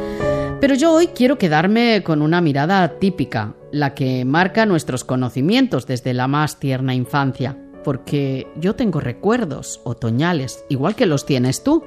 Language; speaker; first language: Spanish; native; Spanish